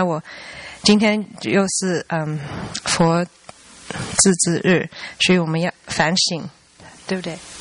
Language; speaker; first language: Chinese; early bilingual, heritage; Chinese